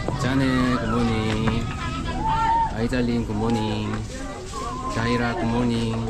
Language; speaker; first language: English; non-native, learner; Korean